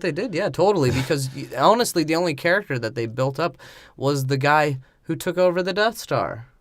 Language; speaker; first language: English; native; English